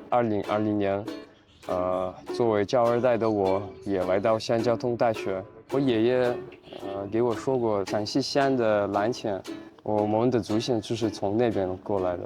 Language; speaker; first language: Chinese; early bilingual, heritage; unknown